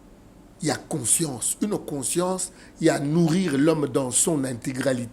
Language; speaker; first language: French; non-native, local second language; Lingala